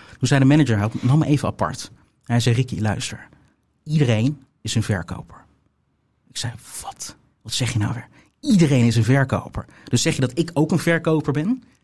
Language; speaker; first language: Dutch; native; Dutch